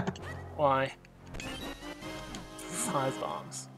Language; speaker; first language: English; native; English